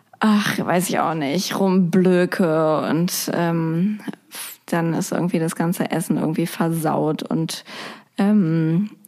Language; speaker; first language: German; native; German